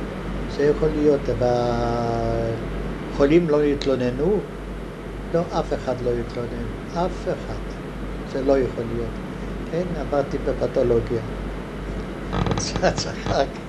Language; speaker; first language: Hebrew; non-native, fluent; Hungarian